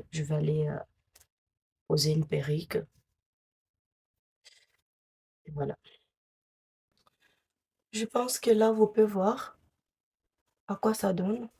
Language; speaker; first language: French; non-native, fluent; Portuguese